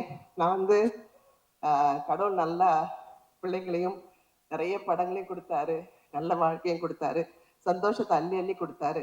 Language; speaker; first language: Tamil; native; Tamil